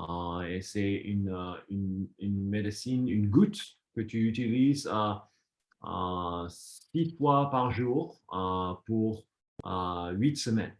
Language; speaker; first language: French; non-native, fluent; English